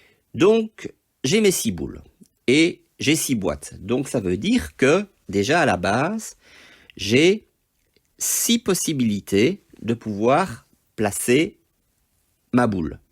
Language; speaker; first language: French; native; French